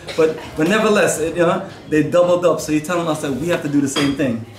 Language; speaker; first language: English; native; English